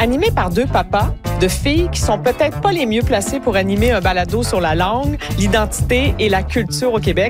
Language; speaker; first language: French; native; French